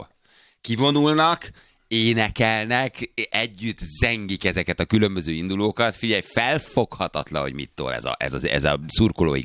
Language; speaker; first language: Hungarian; native; Hungarian